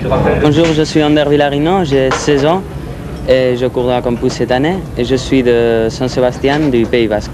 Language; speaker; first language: French; non-native, fluent; Spanish